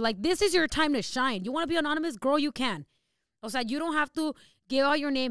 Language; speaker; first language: English; early bilingual, other home language; Spanish